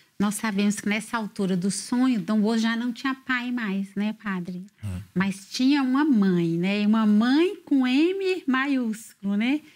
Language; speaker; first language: Portuguese; native; Portuguese